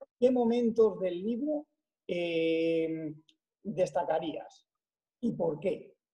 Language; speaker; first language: Spanish; native; Spanish